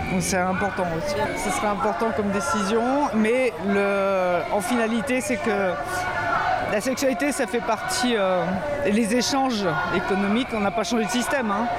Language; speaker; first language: French; native; French